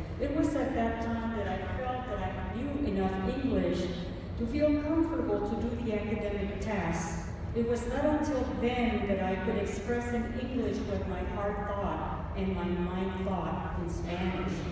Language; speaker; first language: English; early bilingual, other home language; Spanish